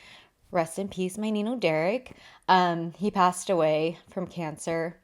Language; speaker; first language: English; native; English